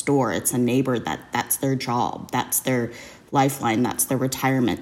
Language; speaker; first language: English; native; English